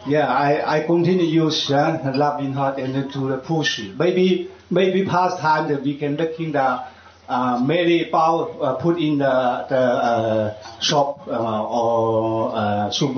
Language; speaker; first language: English; non-native, learner; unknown